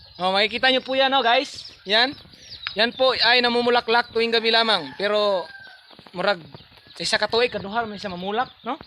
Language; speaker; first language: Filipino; non-native, local second language; Cebuano